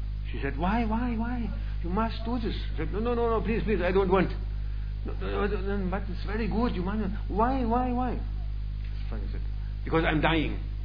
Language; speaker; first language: English; non-native, fluent; German